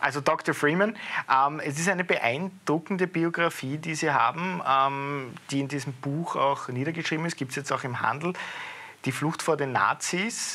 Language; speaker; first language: German; native; German